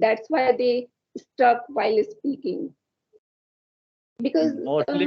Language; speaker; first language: English; non-native, learner; Hindi